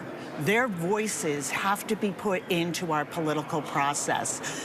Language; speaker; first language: English; native; English